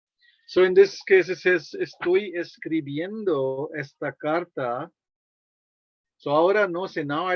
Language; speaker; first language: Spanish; non-native, fluent; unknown